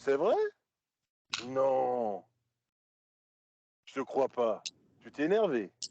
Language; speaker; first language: French; native; French